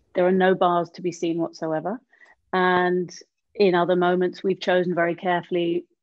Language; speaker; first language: English; native; English